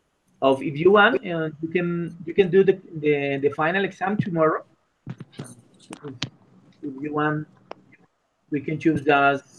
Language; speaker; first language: English; non-native, learner; Spanish